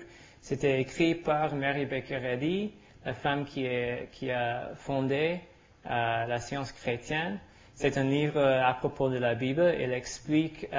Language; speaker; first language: French; non-native, learner; English